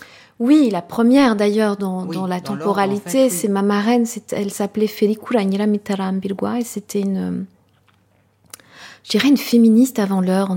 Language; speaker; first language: French; non-native, local second language; Kinyarwanda